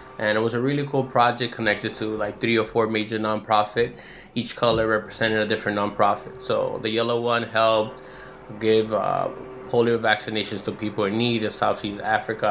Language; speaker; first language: English; native; English